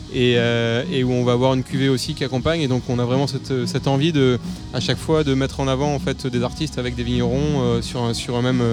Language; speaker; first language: French; native; French